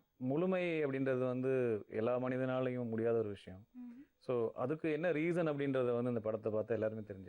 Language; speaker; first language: Tamil; native; Tamil